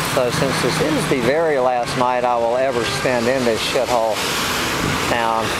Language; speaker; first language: English; native; English